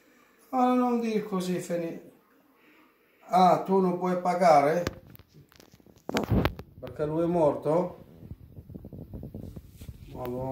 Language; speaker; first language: Italian; non-native, fluent; Arabic